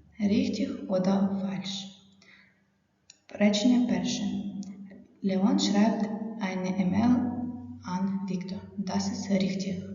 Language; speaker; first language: German; non-native, fluent; Ukrainian